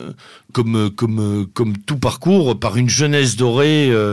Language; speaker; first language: French; native; French